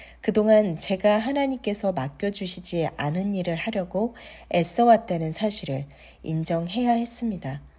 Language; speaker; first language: Korean; native; Korean